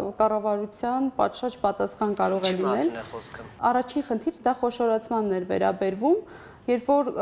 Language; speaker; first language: Armenian; non-native, local second language; Assyrian Neo-Aramaic